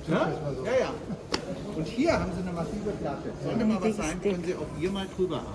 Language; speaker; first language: German; native; German